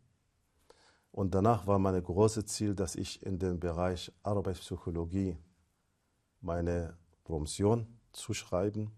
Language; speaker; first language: German; non-native, fluent; Arabic